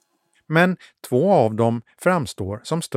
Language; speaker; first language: Swedish; native; Swedish